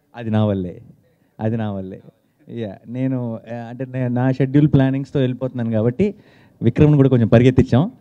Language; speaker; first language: Telugu; native; Telugu